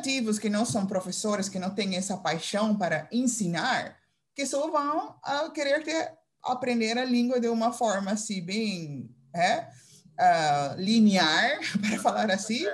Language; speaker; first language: Portuguese; non-native, fluent; Dutch